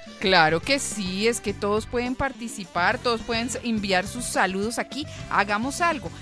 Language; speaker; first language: Spanish; native; Spanish